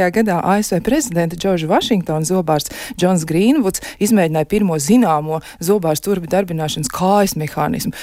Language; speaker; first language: Latvian; native; Latvian